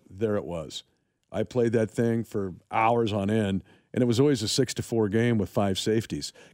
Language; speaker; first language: English; native; English